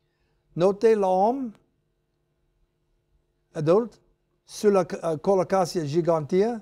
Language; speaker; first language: French; non-native, learner; English